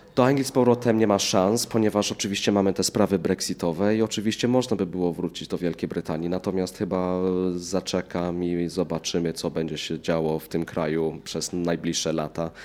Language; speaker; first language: Polish; early bilingual, heritage; English